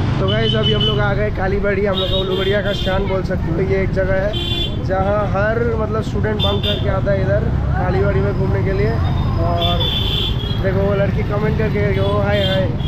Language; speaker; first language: Hindi; non-native, local second language; Bangla